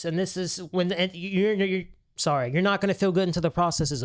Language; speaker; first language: English; native; English